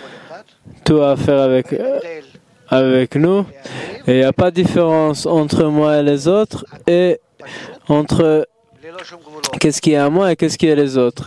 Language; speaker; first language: French; non-native, fluent; Hebrew